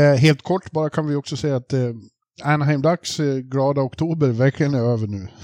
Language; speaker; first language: Swedish; native; Swedish